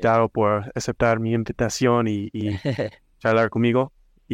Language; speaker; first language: Spanish; non-native, fluent; English